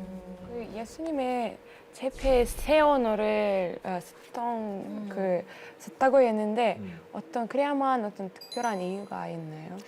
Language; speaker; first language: Korean; non-native, learner; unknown